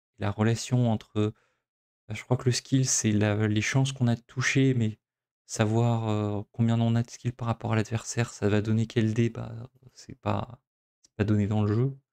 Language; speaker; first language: French; native; French